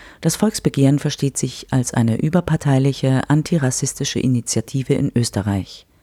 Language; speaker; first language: German; native; German